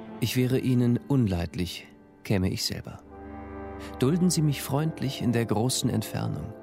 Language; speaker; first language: German; native; German